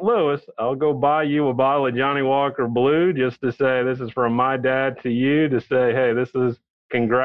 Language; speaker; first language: English; native; English